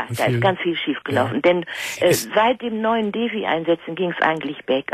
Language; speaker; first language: German; native; German